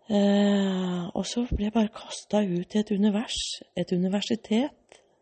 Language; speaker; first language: Norwegian; early bilingual, other home language; Danish